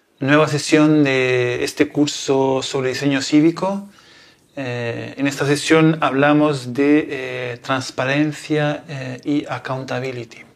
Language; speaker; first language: Spanish; non-native, fluent; Italian